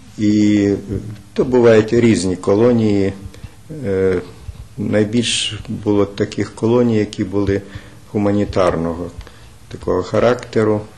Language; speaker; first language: Ukrainian; native; Ukrainian